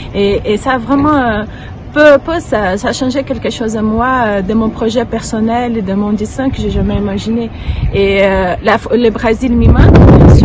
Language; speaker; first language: French; non-native, fluent; Portuguese